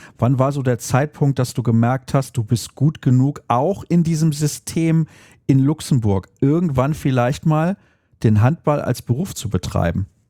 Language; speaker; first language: German; native; German